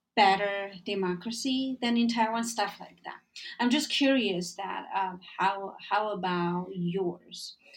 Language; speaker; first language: English; non-native, fluent; Chinese